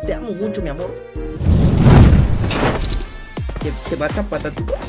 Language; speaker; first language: Spanish; native; Spanish